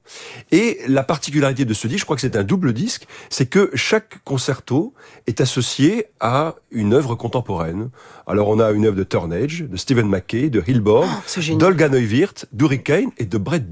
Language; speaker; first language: French; native; French